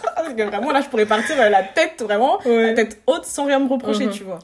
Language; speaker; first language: French; native; French